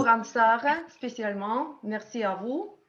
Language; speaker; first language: French; non-native, learner; Russian